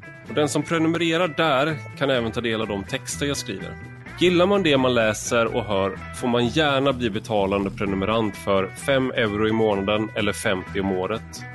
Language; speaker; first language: Swedish; native; Swedish